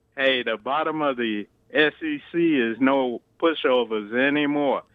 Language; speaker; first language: English; native; English